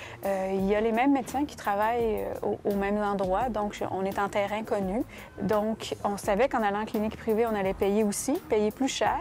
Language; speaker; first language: French; native; French